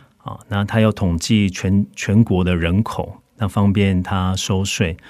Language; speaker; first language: Chinese; native; Chinese